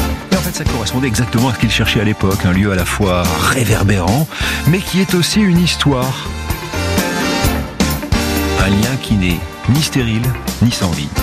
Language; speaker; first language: French; native; French